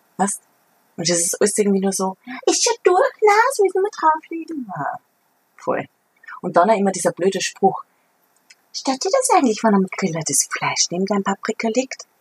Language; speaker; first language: German; native; German